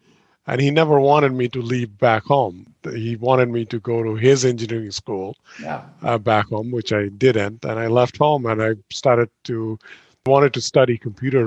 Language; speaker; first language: English; non-native, local second language; Bangla